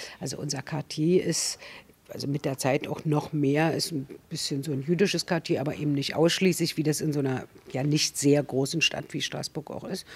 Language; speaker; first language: German; native; German